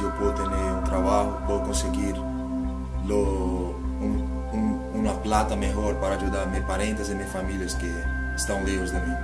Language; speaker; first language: Spanish; non-native, learner; English